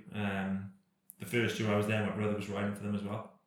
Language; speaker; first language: English; native; English